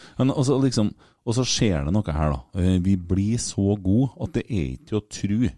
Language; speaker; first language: Norwegian; native; Norwegian